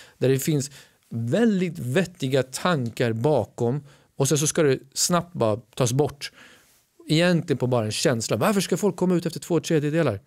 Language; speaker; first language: Swedish; native; Swedish